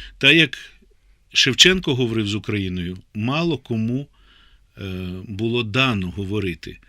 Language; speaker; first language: Ukrainian; native; Ukrainian